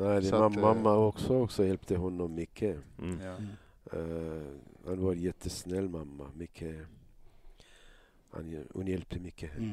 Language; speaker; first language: Swedish; non-native, learner; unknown